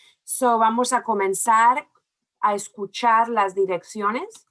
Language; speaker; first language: Spanish; early bilingual, heritage; Spanish